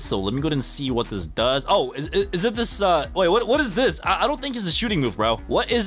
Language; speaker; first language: English; native; English